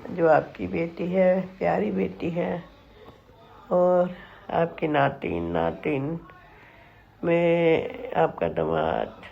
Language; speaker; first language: Hindi; non-native, local second language; Punjabi